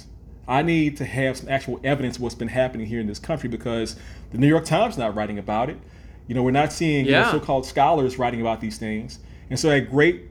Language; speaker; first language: English; native; English